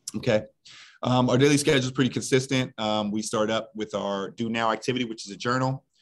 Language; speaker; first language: English; native; English